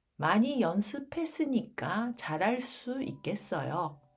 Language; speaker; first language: Korean; early bilingual, heritage; Japanese